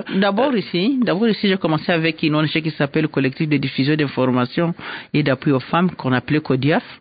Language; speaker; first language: French; non-native, local second language; Swahili